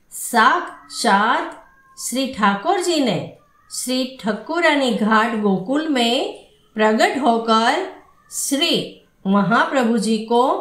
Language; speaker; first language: Hindi; non-native, local second language; Gujarati